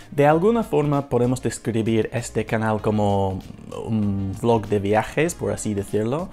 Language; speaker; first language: Spanish; non-native, fluent; English